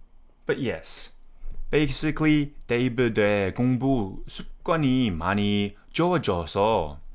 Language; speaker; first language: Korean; non-native, fluent; English